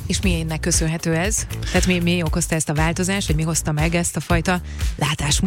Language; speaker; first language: Hungarian; native; Hungarian